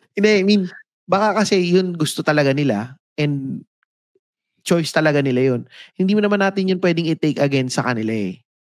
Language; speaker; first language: Filipino; native; Filipino